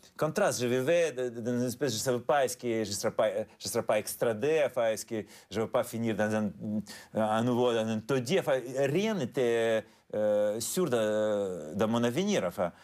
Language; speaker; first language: French; non-native, fluent; Russian